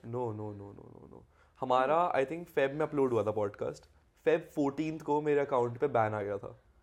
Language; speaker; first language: Hindi; native; Hindi